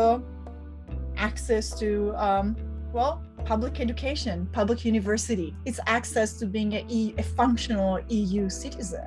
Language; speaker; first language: English; non-native, fluent; Italian